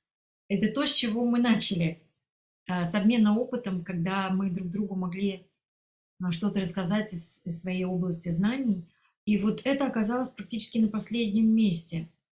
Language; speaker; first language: Russian; native; Russian